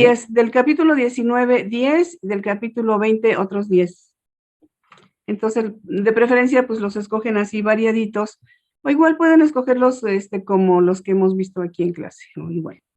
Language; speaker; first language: Spanish; native; Spanish